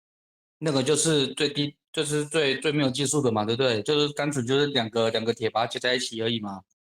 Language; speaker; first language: Chinese; native; Chinese